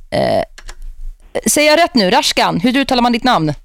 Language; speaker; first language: Swedish; native; Swedish